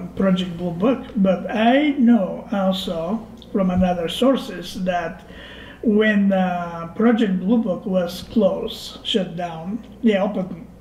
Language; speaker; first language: English; non-native, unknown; Bulgarian